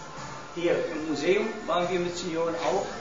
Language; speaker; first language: German; non-native, learner; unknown